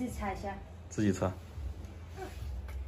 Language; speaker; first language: Chinese; non-native, learner; Nepali